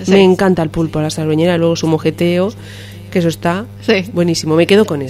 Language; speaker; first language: Spanish; native; Spanish